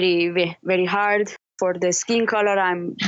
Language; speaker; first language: English; non-native, learner; Italian